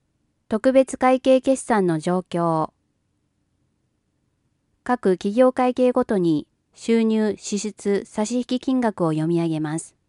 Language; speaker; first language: Japanese; native; Japanese